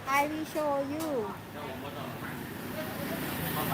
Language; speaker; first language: English; non-native, learner; Thai